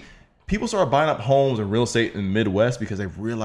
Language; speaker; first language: English; native; English